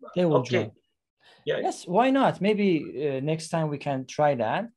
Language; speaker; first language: English; non-native, fluent; Persian